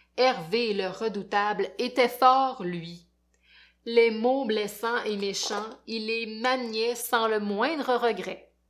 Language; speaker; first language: French; native; French